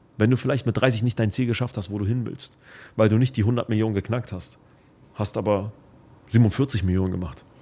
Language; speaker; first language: German; early bilingual, other home language; Arabic